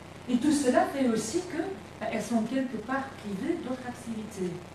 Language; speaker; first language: French; non-native, local second language; Dutch